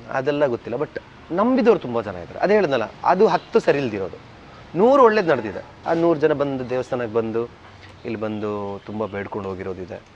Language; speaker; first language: Kannada; non-native, local second language; Tulu